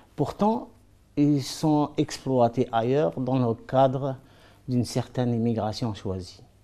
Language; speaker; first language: French; non-native, local second language; Arabic